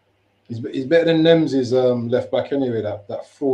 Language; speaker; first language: English; native; English